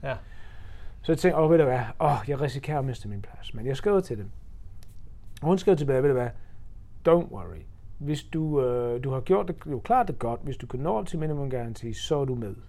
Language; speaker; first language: Danish; non-native, fluent; English